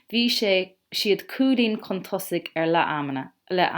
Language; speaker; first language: Irish; non-native, local second language; English